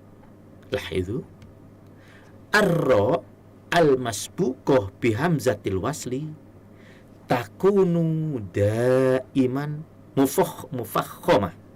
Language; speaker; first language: Arabic; non-native, fluent; Indonesian